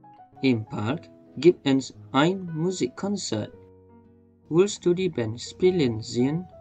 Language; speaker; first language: German; non-native, learner; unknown